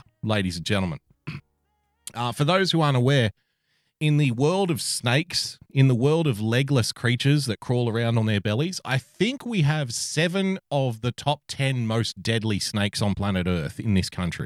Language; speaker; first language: English; native; English